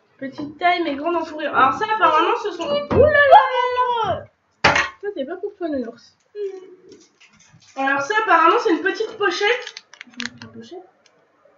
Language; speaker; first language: French; native; French